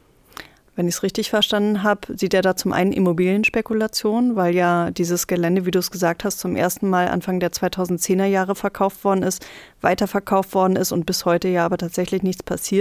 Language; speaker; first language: German; native; German